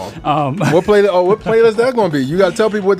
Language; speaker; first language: English; native; English